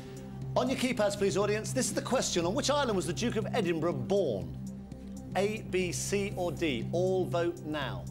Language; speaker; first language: English; native; English